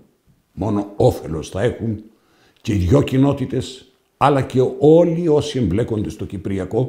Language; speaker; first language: Greek; native; Greek